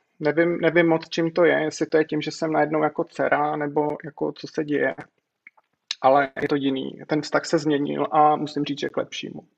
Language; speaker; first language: Czech; native; Czech